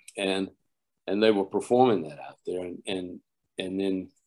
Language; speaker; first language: English; native; English